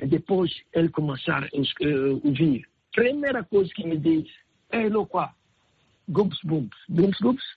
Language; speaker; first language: Portuguese; non-native, learner; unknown